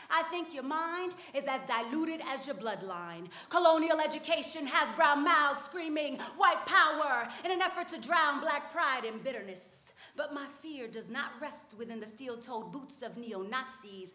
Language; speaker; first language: English; early bilingual, other home language; Spanish